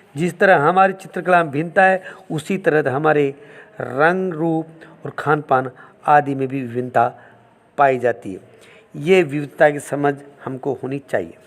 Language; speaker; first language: Hindi; native; Hindi